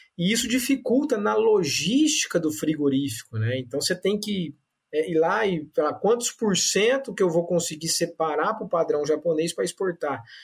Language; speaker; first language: Portuguese; native; Portuguese